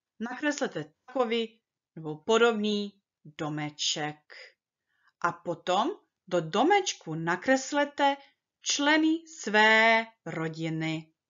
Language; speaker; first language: Czech; early bilingual, heritage; Czech